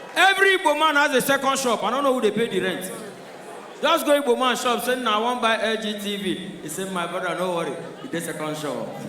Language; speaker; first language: Nigerian Pidgin; non-native, local second language; Igbo